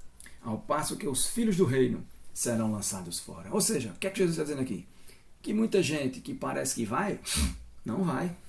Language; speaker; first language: Portuguese; native; Portuguese